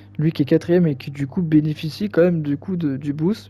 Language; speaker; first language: French; native; French